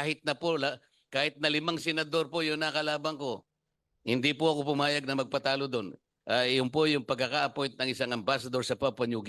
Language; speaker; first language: Filipino; native; Filipino